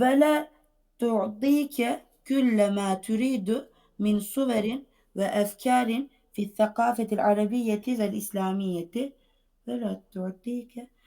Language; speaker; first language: Arabic; non-native, fluent; Turkish